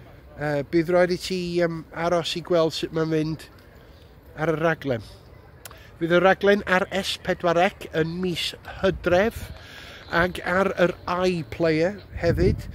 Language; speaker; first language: Welsh; non-native, local second language; English